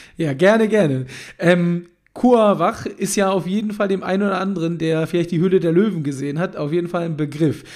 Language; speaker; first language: German; native; German